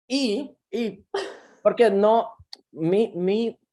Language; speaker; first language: Spanish; non-native, learner; Russian